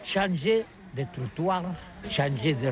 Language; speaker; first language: French; non-native, learner; Catalan